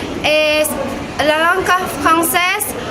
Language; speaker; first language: French; non-native, learner; Khmer